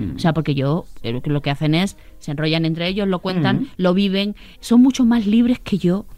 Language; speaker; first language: Spanish; native; Spanish